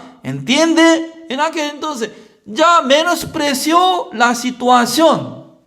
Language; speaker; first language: Spanish; non-native, learner; Korean